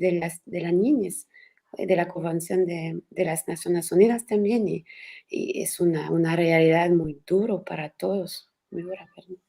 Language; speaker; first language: Spanish; non-native, learner; French